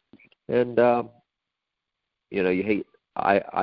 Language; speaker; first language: English; native; English